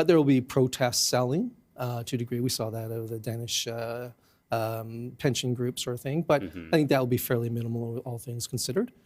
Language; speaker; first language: English; native; English